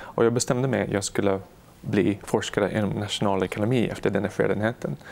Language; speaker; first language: Swedish; non-native, fluent; English